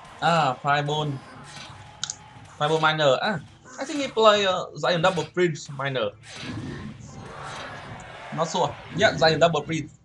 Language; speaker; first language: English; non-native, learner; Vietnamese